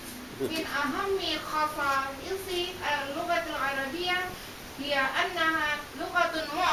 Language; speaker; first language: Arabic; non-native, learner; Indonesian